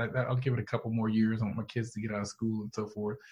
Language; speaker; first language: English; native; English